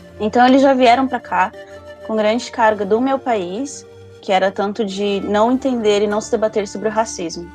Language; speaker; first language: Portuguese; early bilingual, other home language; Spanish